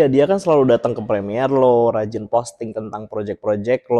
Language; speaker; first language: Indonesian; native; Indonesian